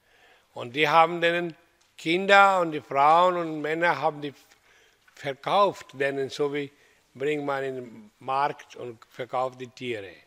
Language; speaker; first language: German; non-native, fluent; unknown